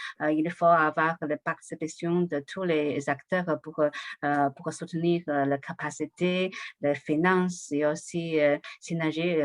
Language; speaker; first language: French; non-native, learner; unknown